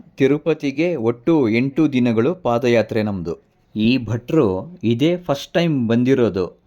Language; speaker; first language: Kannada; native; Kannada